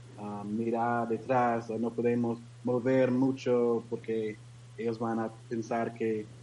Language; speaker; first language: Spanish; non-native, learner; English